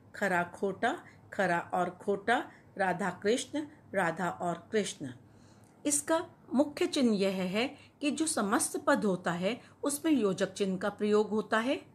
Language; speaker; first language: Hindi; native; Hindi